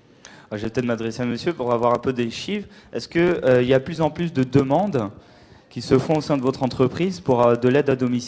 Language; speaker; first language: French; native; French